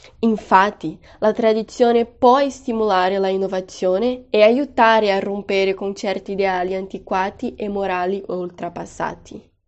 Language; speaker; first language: Italian; non-native, learner; Portuguese